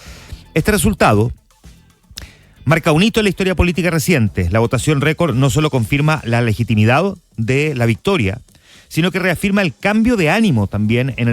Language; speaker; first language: Spanish; native; Spanish